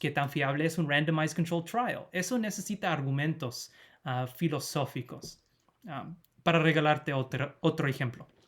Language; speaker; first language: Spanish; non-native, fluent; English